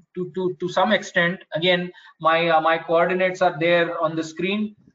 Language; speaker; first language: English; non-native, local second language; Marathi